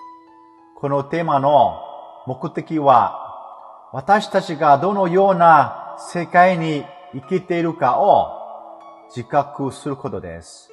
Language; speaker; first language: Japanese; non-native, fluent; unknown